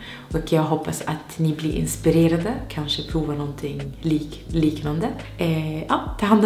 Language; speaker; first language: Swedish; non-native, fluent; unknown